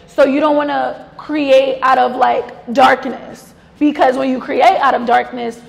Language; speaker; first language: English; native; English